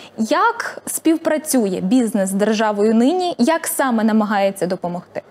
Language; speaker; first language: Ukrainian; native; Ukrainian